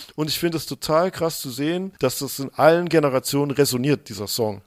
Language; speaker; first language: German; native; German